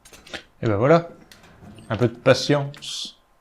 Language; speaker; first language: French; native; French